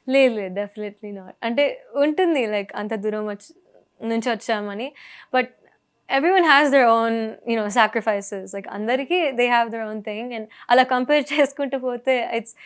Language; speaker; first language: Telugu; early bilingual, heritage; Telugu